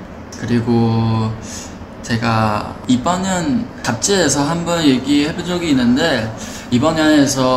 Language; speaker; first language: Korean; non-native, fluent; Chinese